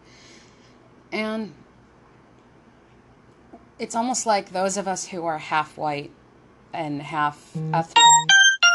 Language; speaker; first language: English; native; English